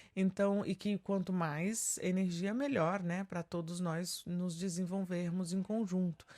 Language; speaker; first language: Portuguese; early bilingual, heritage; Portuguese